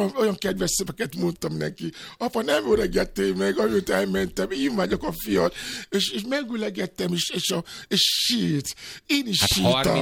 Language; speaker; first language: Hungarian; non-native, fluent; Yoruba